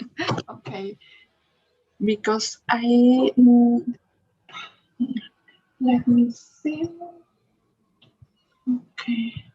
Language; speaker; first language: English; non-native, learner; Spanish